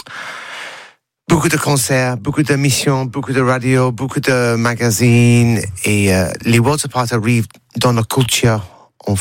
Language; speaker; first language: French; non-native, learner; English